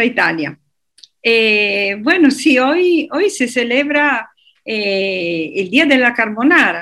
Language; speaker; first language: Spanish; non-native, fluent; Italian